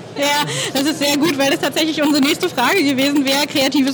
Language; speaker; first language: German; native; German